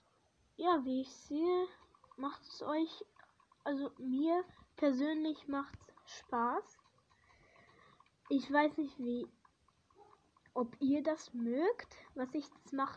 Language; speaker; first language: German; early bilingual, other home language; Hungarian